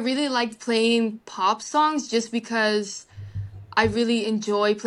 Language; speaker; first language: English; non-native, fluent; Dutch